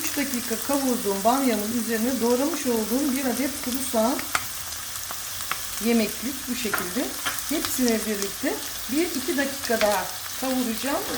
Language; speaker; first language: Turkish; native; Turkish